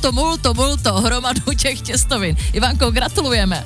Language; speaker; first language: Czech; native; Czech